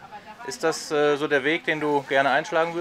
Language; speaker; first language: German; native; German